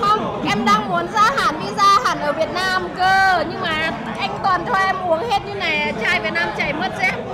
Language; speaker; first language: Vietnamese; non-native, fluent; Lao